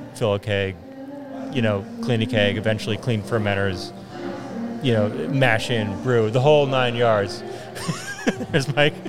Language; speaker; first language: English; native; English